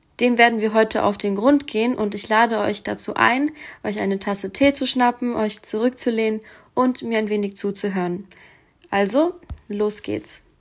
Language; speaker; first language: German; early bilingual, other home language; Russian